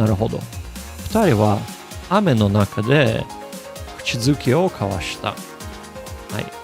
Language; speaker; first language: Japanese; non-native, learner; English